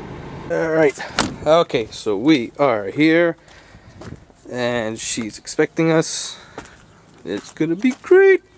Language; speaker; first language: English; early bilingual, other home language; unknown